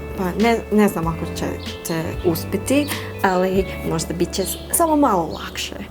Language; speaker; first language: Serbian; non-native, learner; English